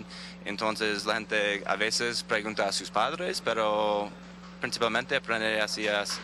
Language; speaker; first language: Spanish; non-native, fluent; English